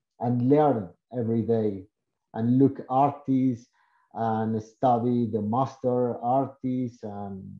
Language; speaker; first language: English; non-native, learner; Spanish